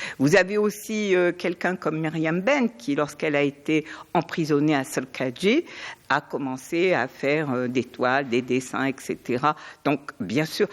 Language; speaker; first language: French; non-native, local second language; Arabic